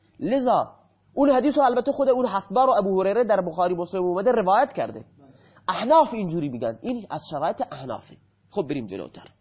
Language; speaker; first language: Persian; native; Persian